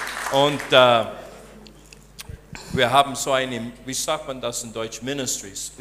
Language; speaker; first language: German; non-native, learner; English